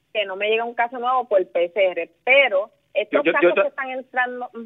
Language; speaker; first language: Spanish; native; Spanish